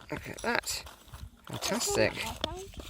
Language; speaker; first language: English; native; English